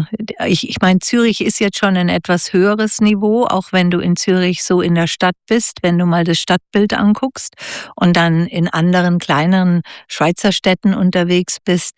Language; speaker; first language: German; native; German